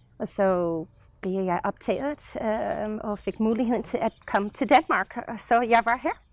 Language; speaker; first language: Danish; non-native, fluent; English